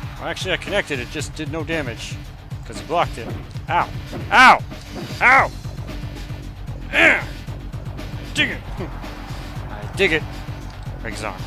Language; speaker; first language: English; native; English